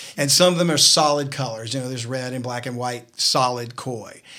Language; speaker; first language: English; native; English